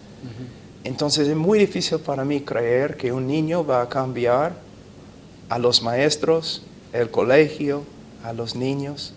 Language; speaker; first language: Spanish; non-native, fluent; English